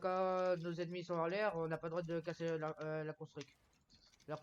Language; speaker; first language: French; native; French